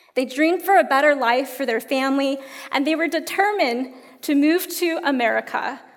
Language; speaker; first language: English; native; English